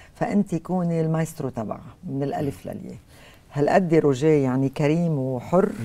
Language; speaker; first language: Arabic; native; Arabic